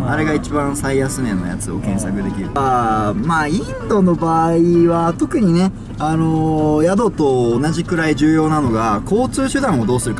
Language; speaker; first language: Japanese; native; Japanese